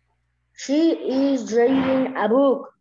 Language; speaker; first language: English; non-native, learner; Spanish